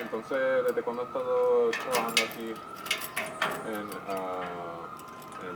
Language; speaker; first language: Spanish; early bilingual, heritage; English